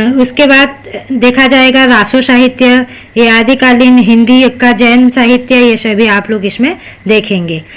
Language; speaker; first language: Hindi; native; Hindi